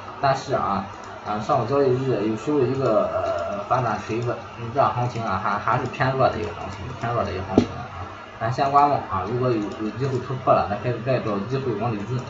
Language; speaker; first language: Chinese; native; Chinese